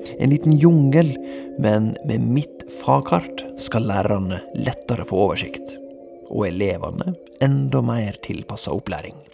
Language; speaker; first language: Norwegian; native; Norwegian